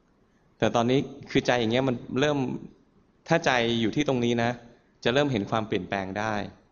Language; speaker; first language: Thai; native; Thai